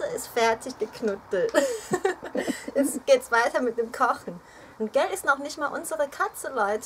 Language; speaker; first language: German; early bilingual, other home language; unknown